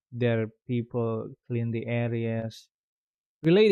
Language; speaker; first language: English; non-native, fluent; Indonesian